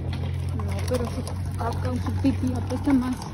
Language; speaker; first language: Spanish; native; Spanish